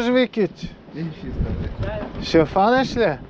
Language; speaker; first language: Bulgarian; native; Bulgarian